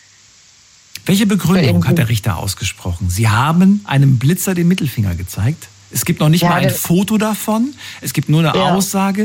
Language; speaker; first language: German; native; German